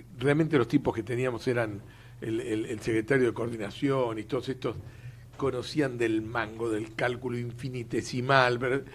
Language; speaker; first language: Spanish; native; Spanish